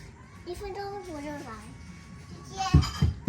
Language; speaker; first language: Chinese; early bilingual, heritage; Chinese